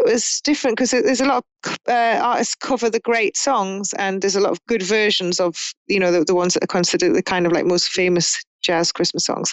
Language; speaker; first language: English; native; English